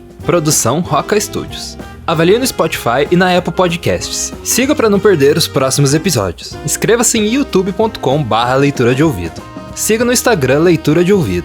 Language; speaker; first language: Portuguese; native; Portuguese